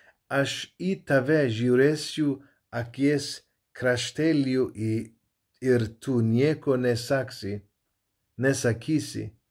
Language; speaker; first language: Lithuanian; non-native, learner; Turkish